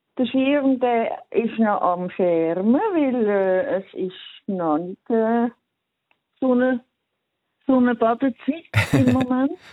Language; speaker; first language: German; native; German